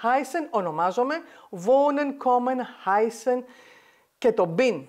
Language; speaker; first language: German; non-native, fluent; Greek